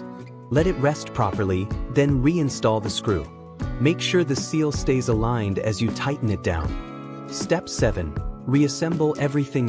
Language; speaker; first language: English; native; English